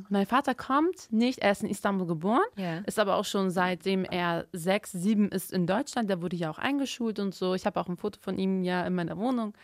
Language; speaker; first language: German; early bilingual, other home language; Turkish